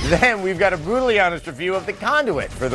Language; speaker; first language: English; native; English